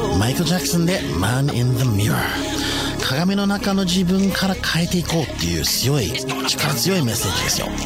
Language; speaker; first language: Japanese; non-native, fluent; English